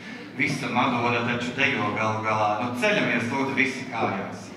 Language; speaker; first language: Latvian; native; Latvian